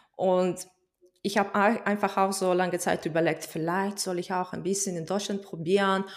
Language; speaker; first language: German; non-native, fluent; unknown